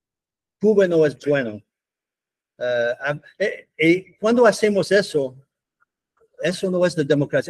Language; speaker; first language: Spanish; non-native, fluent; English